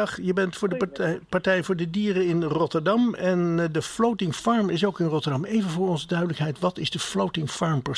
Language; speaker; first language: Dutch; native; Dutch